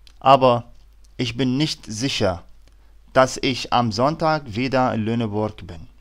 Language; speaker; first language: German; non-native, learner; Arabic